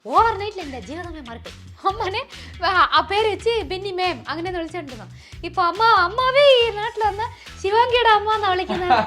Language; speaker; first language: Malayalam; non-native, local second language; Tamil